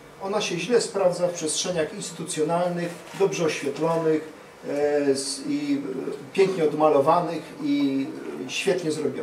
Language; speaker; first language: Polish; native; Polish